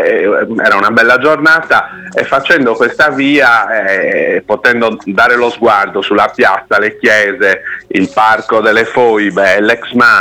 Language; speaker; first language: Italian; native; Italian